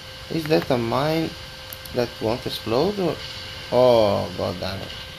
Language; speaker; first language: English; non-native, fluent; Italian